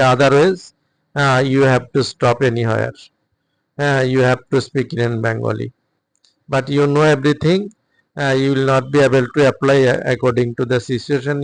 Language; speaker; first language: English; non-native, local second language; Bangla